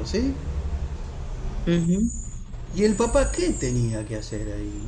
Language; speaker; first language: Spanish; native; Spanish